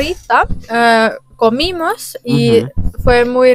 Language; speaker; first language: Spanish; non-native, learner; Finnish